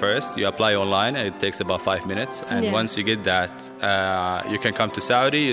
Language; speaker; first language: English; non-native, fluent; Arabic